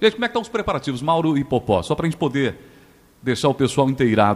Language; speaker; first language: Portuguese; native; Portuguese